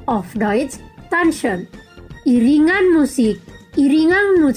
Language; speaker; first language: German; non-native, fluent; Indonesian